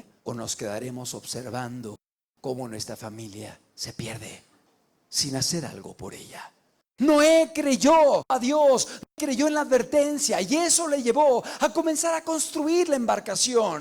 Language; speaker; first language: Spanish; native; Spanish